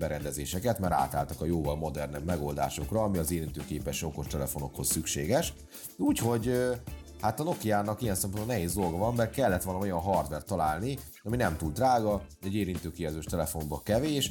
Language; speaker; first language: Hungarian; native; Hungarian